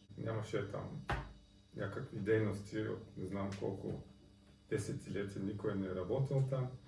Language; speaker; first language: Bulgarian; non-native, fluent; German